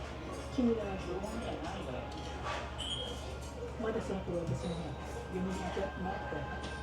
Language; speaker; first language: Japanese; native; Japanese